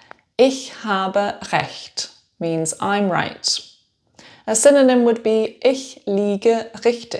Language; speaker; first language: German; non-native, fluent; English